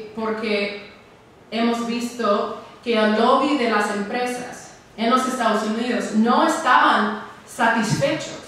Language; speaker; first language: Spanish; non-native, fluent; English